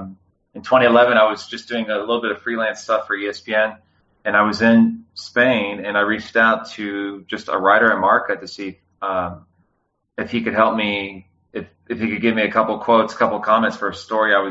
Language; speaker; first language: English; native; English